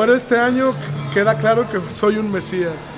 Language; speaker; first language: Spanish; native; Spanish